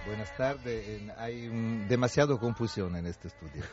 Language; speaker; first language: Spanish; non-native, fluent; Italian